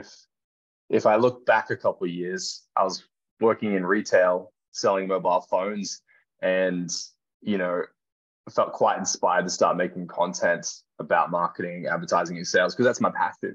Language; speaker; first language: English; native; English